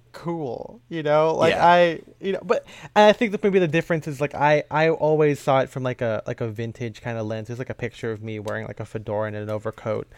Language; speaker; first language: English; early bilingual, other home language; Filipino